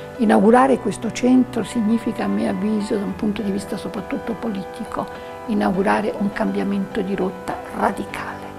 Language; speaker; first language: Italian; native; Italian